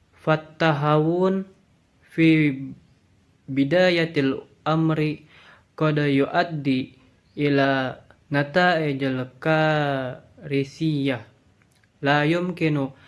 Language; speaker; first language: Arabic; non-native, learner; Indonesian